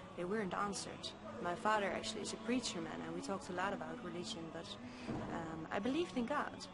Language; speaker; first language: English; non-native, fluent; Dutch